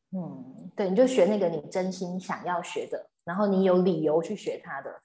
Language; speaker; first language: Chinese; native; Chinese